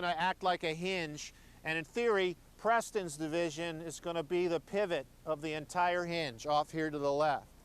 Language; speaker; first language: English; native; English